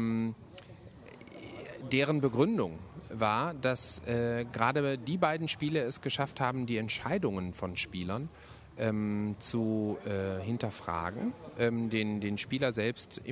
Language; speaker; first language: German; native; German